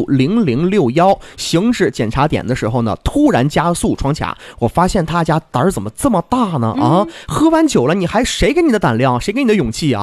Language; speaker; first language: Chinese; native; Chinese